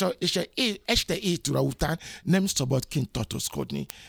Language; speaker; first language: Hungarian; non-native, learner; Yoruba